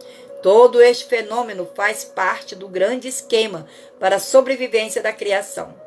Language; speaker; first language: Portuguese; native; Portuguese